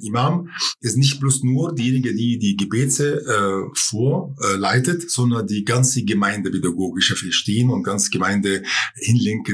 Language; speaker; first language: German; non-native, fluent; Arabic